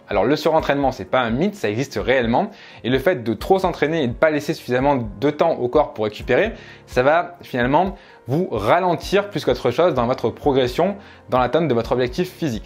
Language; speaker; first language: French; native; French